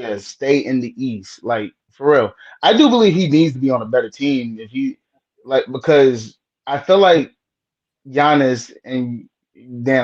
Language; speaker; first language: English; native; English